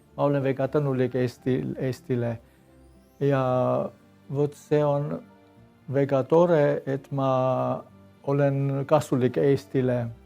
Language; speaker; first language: Estonian; non-native, fluent; Armenian